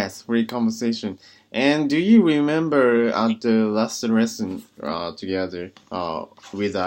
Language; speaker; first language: English; non-native, learner; Japanese